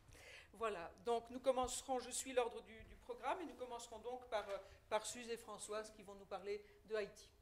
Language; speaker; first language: French; native; French